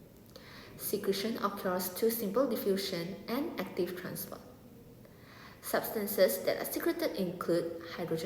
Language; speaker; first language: English; non-native, local second language; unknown